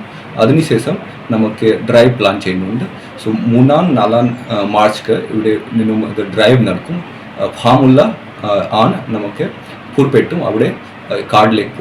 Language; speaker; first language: Malayalam; non-native, learner; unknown